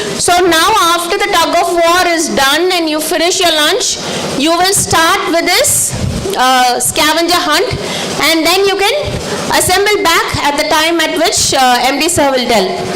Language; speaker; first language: English; non-native, local second language; Tamil